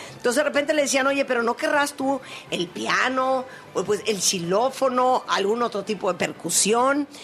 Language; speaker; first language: Spanish; native; Spanish